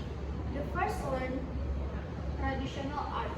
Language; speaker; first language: English; non-native, learner; Indonesian